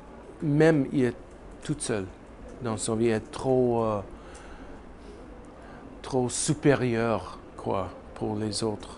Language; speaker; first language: French; non-native, learner; English